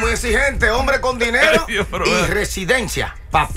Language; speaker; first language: Spanish; native; Spanish